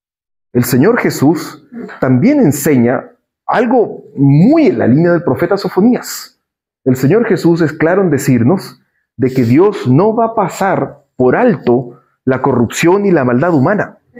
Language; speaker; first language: Spanish; native; Spanish